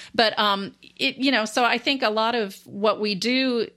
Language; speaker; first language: English; native; English